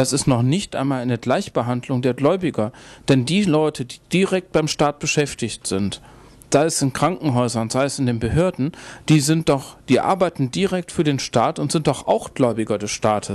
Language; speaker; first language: German; native; German